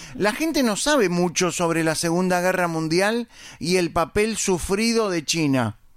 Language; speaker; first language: Spanish; native; Spanish